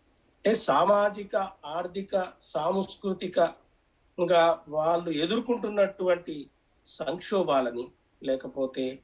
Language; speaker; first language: Telugu; native; Telugu